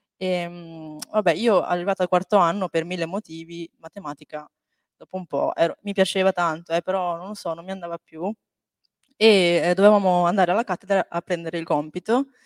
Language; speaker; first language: Italian; early bilingual, other home language; Chinese